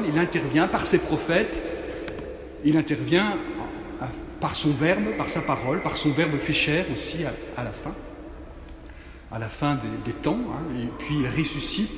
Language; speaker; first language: French; native; French